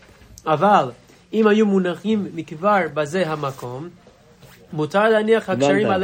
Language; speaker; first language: Hebrew; non-native, fluent; English